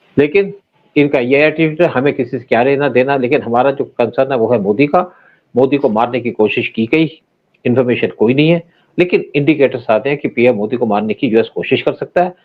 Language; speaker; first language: Hindi; native; Hindi